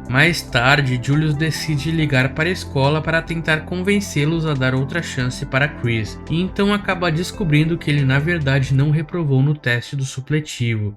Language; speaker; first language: Portuguese; native; Portuguese